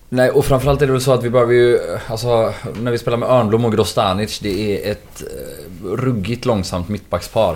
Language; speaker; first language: Swedish; native; Swedish